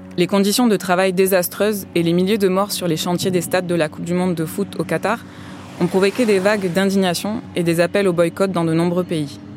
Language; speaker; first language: French; native; French